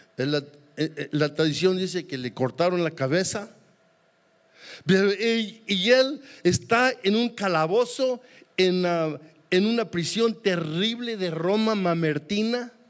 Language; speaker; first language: Spanish; native; Spanish